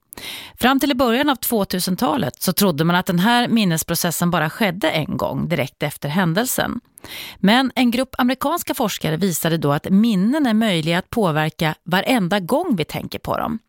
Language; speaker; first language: Swedish; native; Swedish